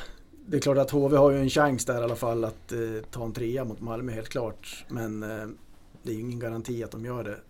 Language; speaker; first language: Swedish; native; Swedish